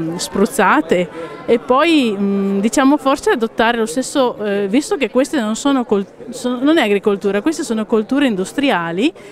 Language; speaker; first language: Italian; native; Italian